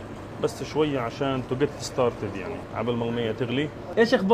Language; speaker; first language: Arabic; native; Arabic